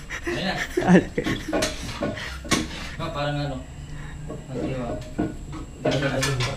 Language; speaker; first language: Filipino; native; Filipino